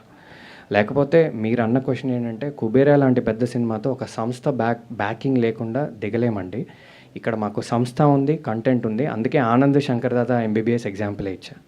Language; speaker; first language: Telugu; native; Telugu